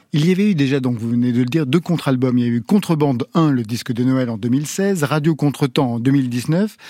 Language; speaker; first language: French; native; French